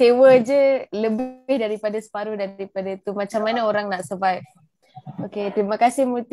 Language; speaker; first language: Malay; native; Malay